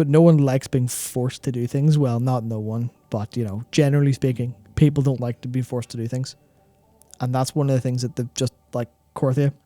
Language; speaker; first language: English; native; English